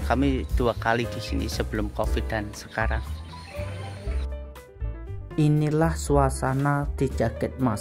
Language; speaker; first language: Indonesian; native; Indonesian